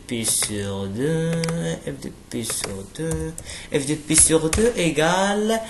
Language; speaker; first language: French; non-native, local second language; Arabic